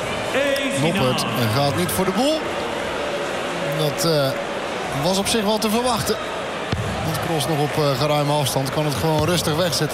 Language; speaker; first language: Dutch; native; Dutch